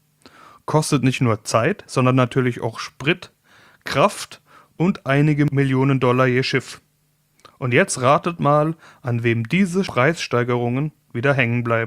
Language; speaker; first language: German; native; German